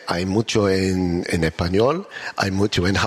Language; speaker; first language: Spanish; non-native, learner; English